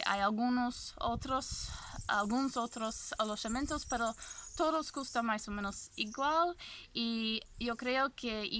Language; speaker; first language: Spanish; non-native, fluent; English